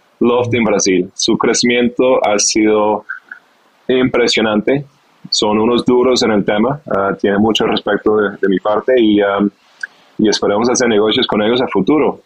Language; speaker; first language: Spanish; non-native, fluent; English